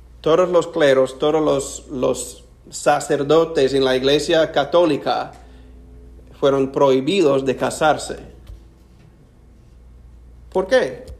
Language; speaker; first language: Spanish; non-native, fluent; English